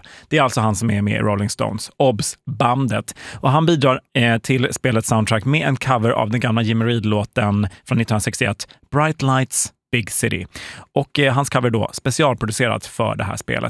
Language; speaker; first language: Swedish; native; Swedish